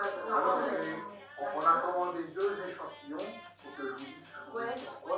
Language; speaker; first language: French; native; French